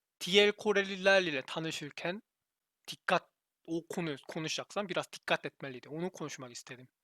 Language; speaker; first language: Turkish; non-native, learner; Korean